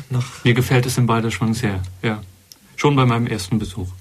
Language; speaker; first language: German; native; German